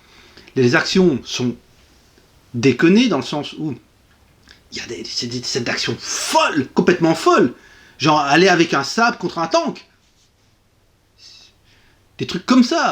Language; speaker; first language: French; native; French